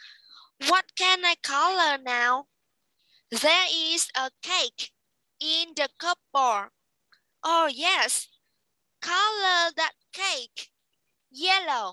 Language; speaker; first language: English; non-native, fluent; Vietnamese